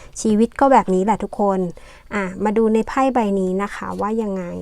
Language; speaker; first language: Thai; native; Thai